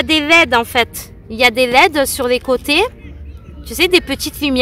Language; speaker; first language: French; native; French